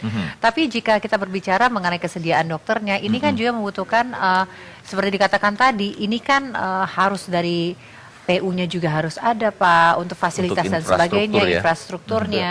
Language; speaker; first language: Indonesian; native; Indonesian